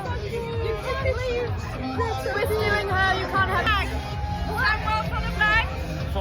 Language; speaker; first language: English; non-native, learner; French